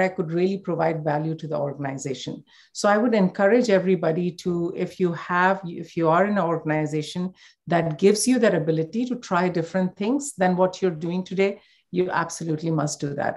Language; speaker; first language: English; non-native, local second language; Hindi